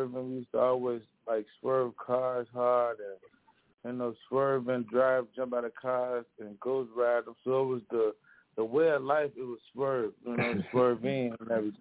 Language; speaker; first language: English; native; English